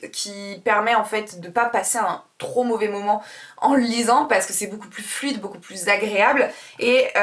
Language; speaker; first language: French; native; French